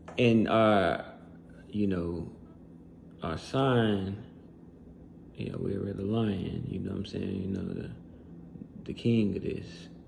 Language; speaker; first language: English; native; English